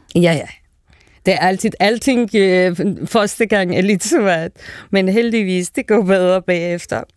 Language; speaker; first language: Danish; non-native, fluent; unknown